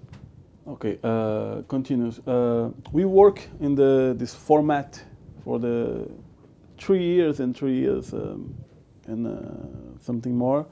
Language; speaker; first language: English; non-native, learner; Portuguese